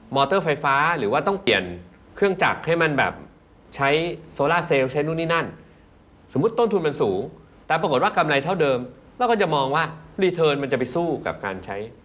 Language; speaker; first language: Thai; native; Thai